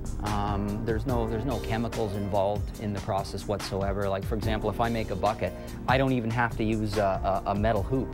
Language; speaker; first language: English; native; English